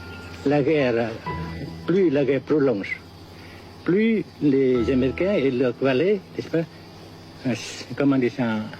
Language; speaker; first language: French; non-native, fluent; Vietnamese